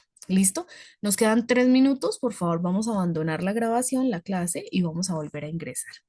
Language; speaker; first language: Spanish; native; Spanish